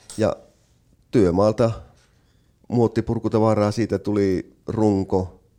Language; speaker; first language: Finnish; native; Finnish